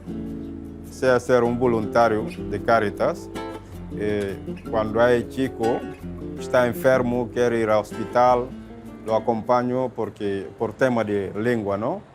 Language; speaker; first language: Spanish; non-native, learner; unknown